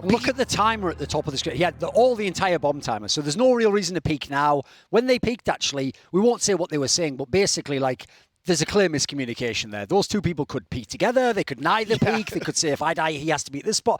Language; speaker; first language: English; native; English